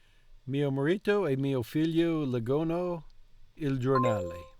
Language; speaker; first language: Italian; non-native, learner; English